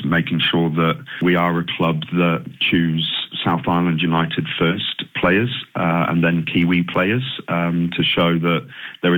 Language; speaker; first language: English; native; English